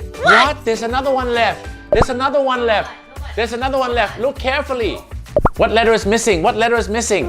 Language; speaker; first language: English; early bilingual, other home language; Thai